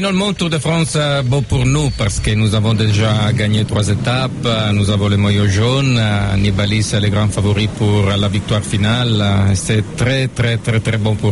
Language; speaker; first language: French; non-native, fluent; Italian